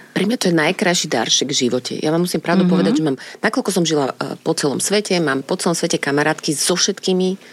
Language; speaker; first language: Slovak; native; Slovak